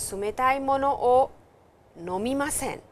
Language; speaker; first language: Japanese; non-native, fluent; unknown